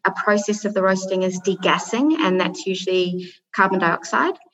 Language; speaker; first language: English; native; English